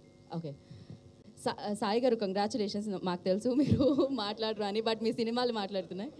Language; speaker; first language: Telugu; native; Telugu